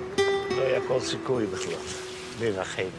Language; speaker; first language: Hebrew; non-native, fluent; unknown